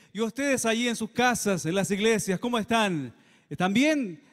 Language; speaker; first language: Spanish; native; Spanish